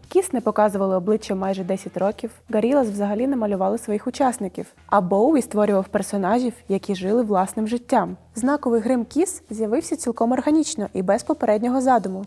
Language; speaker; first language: Ukrainian; native; Ukrainian